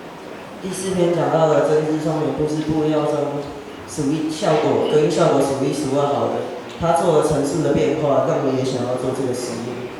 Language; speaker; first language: Chinese; native; Chinese